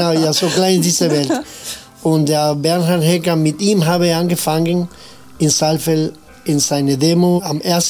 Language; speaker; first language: German; non-native, fluent; Spanish